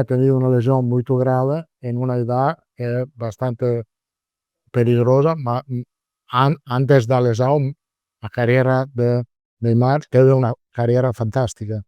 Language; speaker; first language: Portuguese; non-native, learner; Italian